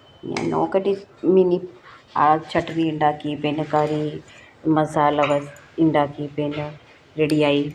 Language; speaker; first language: Malayalam; non-native, learner; Hindi